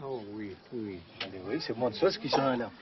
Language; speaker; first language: French; non-native, learner; Soninke